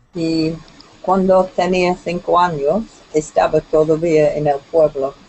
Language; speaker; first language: Spanish; non-native, learner; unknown